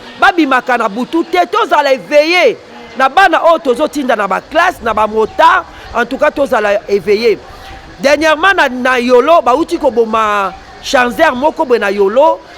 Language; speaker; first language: Lingala; native; Lingala